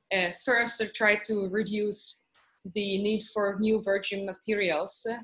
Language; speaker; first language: English; non-native, fluent; Italian